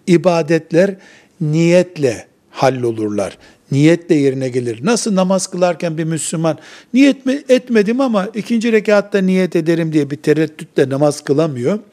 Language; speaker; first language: Turkish; native; Turkish